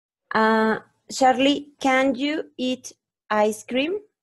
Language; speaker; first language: English; non-native, learner; Spanish